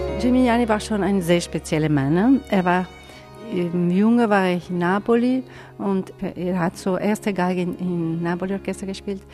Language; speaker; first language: German; non-native, fluent; Italian